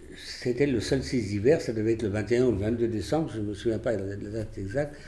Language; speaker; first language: French; early bilingual, other home language; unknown